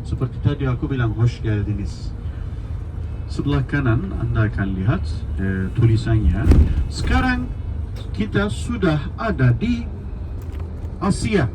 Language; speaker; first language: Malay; non-native, fluent; Turkish